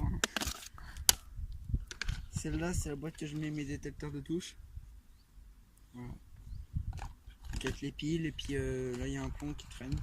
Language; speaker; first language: French; native; French